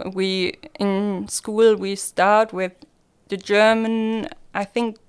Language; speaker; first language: English; non-native, fluent; German